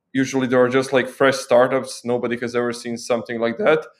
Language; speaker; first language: English; non-native, fluent; Croatian